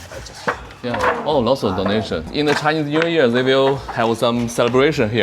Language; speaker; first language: English; non-native, learner; Chinese